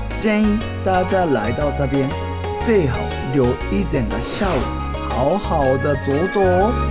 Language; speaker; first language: Chinese; non-native, fluent; Japanese